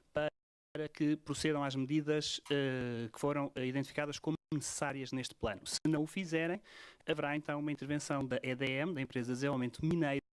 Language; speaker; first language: Portuguese; native; Portuguese